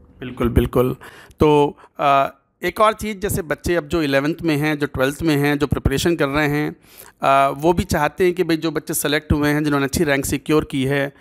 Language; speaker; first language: Hindi; native; Hindi